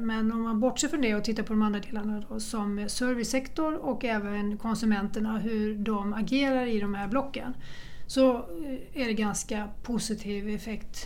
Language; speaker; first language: Swedish; native; Swedish